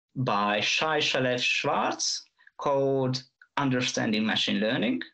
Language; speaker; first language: English; non-native, fluent; Hungarian